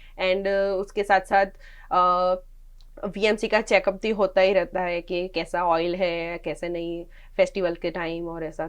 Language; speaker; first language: Hindi; non-native, local second language; Gujarati